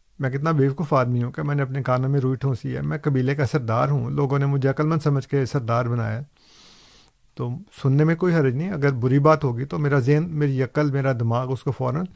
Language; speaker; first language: Urdu; native; Urdu